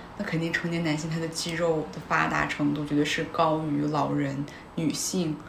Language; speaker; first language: Chinese; non-native, local second language; Kazakh